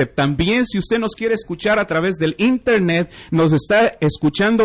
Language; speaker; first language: Spanish; native; Spanish